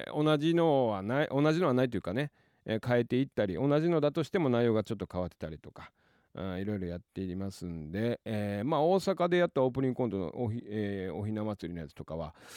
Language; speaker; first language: Japanese; native; Japanese